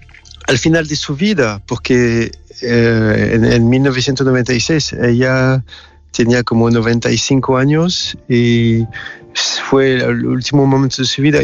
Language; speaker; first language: Spanish; non-native, learner; French